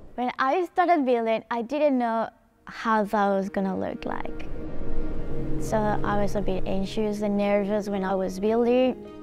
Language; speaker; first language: English; non-native, fluent; Spanish